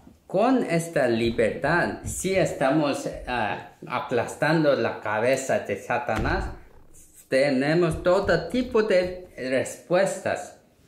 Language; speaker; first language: Spanish; non-native, learner; Korean